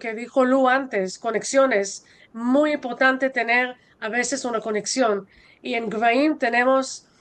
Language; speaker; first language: Spanish; non-native, fluent; Hebrew